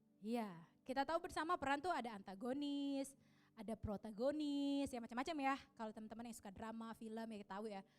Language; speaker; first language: Indonesian; native; Indonesian